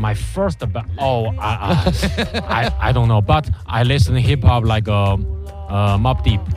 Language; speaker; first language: English; non-native, learner; Chinese